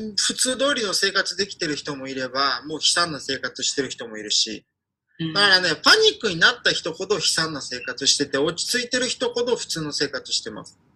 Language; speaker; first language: Japanese; non-native, fluent; Ukrainian